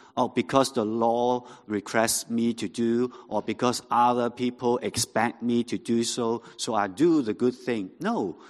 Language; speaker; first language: English; non-native, local second language; Cantonese